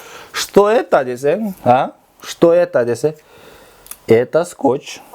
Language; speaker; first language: Russian; non-native, fluent; Kyrgyz